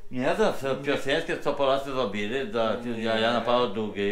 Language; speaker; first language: Polish; early bilingual, heritage; Polish